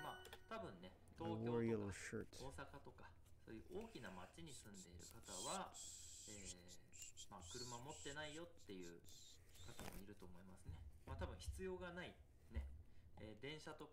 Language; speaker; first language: Japanese; native; Japanese